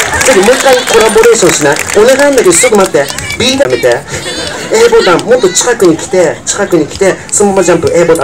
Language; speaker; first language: Japanese; non-native, fluent; English